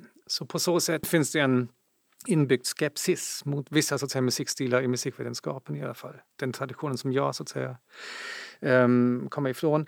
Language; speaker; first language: Swedish; non-native, fluent; German